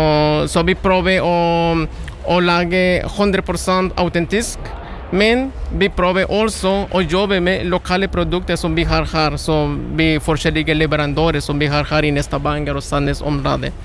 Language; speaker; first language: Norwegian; non-native, learner; Spanish